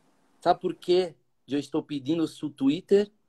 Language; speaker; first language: Spanish; non-native, learner; Portuguese